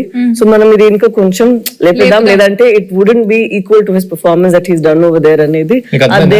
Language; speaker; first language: Telugu; non-native, fluent; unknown